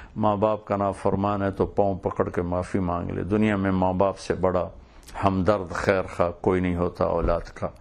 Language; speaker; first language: Urdu; non-native, local second language; Punjabi